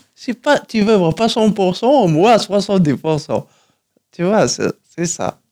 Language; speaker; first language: French; non-native, local second language; Kabyle